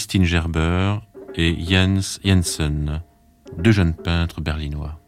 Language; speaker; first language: French; native; French